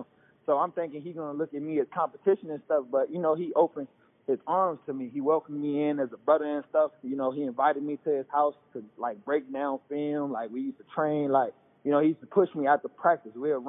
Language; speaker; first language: English; native; English